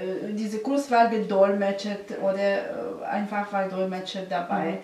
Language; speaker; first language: German; non-native, learner; Russian